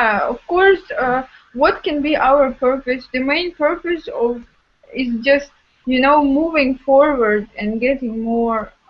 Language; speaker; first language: English; non-native, fluent; Russian